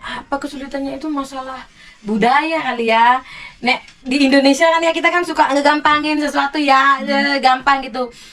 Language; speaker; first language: Indonesian; native; Indonesian